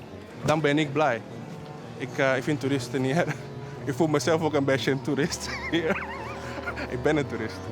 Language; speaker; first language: Dutch; non-native, fluent; Spanish